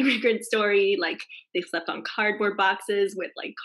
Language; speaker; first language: English; non-native, fluent; Chinese